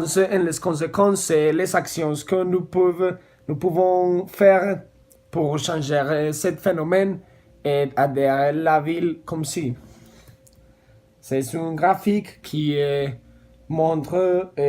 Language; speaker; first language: French; non-native, learner; Spanish